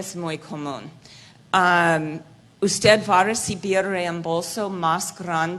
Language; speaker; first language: Spanish; non-native, fluent; English